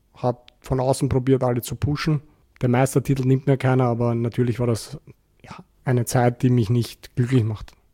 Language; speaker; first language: German; native; German